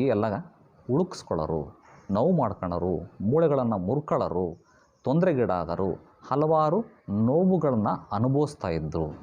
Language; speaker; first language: Kannada; native; Kannada